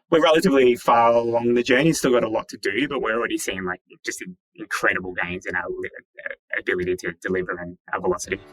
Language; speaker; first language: English; native; English